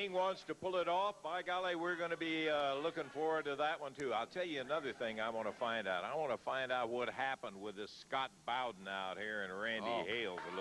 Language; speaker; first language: English; native; English